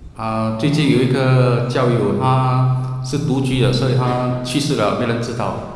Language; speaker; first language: Chinese; native; Chinese